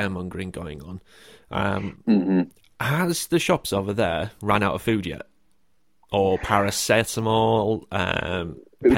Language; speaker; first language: English; native; English